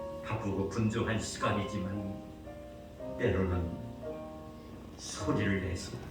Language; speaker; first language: Korean; native; Korean